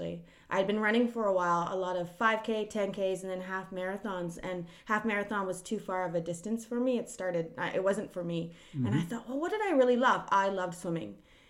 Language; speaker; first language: English; native; English